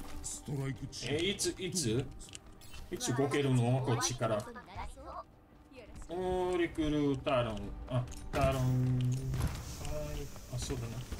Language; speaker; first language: Japanese; non-native, fluent; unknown